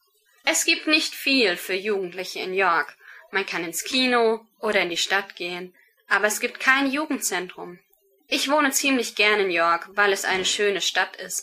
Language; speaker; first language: German; non-native, learner; English